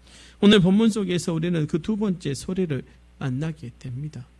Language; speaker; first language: Korean; native; Korean